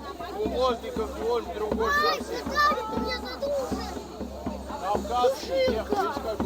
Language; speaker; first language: Russian; native; Russian